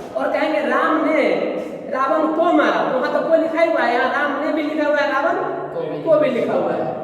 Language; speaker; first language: Hindi; native; Hindi